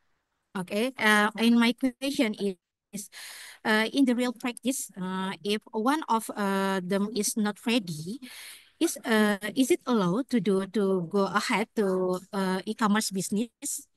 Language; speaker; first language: English; non-native, learner; Indonesian